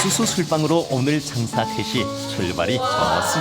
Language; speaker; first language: Korean; native; Korean